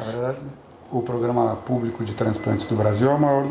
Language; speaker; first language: Portuguese; native; Portuguese